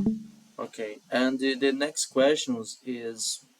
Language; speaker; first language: English; non-native, learner; Portuguese